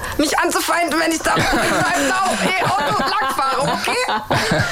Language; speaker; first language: German; native; German